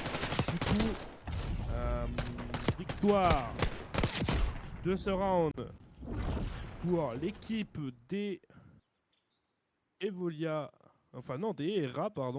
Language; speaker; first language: French; native; French